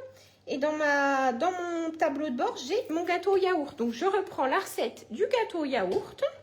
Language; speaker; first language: French; native; French